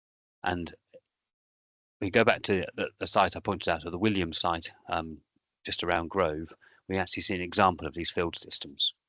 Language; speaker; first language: English; native; English